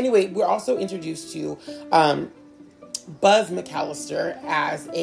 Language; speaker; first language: English; native; English